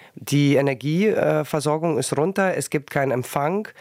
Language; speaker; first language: German; early bilingual, other home language; Russian